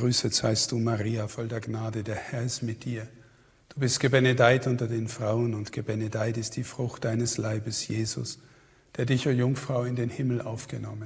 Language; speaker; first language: German; native; German